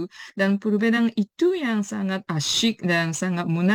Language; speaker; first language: Indonesian; non-native, fluent; Japanese